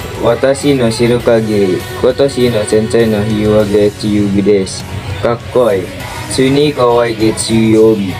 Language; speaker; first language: Japanese; non-native, learner; Indonesian